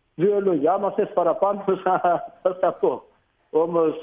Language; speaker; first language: Greek; non-native, fluent; Albanian